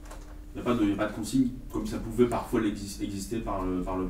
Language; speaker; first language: French; native; French